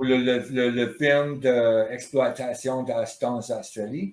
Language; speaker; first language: French; non-native, learner; English